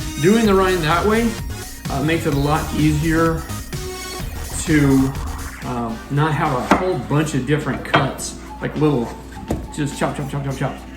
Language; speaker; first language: English; native; English